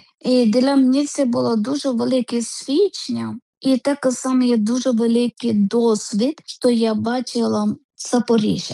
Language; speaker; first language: Ukrainian; non-native, learner; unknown